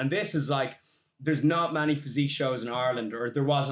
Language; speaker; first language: English; native; English